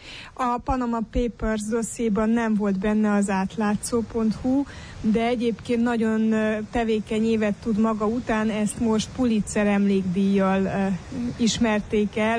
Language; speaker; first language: Hungarian; native; Hungarian